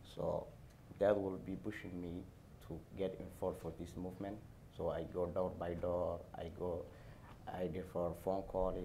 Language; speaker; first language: English; non-native, learner; Somali